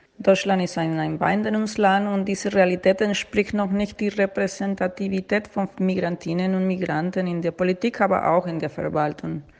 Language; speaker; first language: German; non-native, fluent; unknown